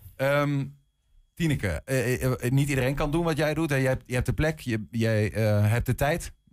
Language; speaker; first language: Dutch; native; Dutch